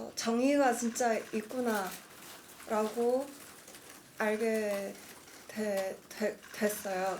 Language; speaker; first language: Korean; non-native, fluent; Cantonese